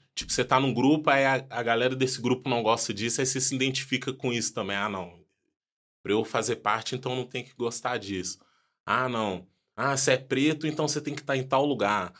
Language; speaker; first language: Portuguese; early bilingual, other home language; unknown